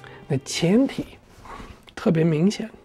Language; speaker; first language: Chinese; non-native, fluent; English